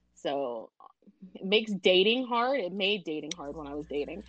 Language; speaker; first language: English; early bilingual, other home language; Indonesian